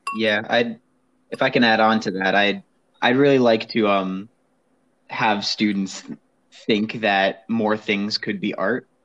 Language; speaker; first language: English; native; English